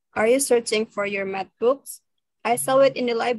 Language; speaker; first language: English; non-native, learner; Indonesian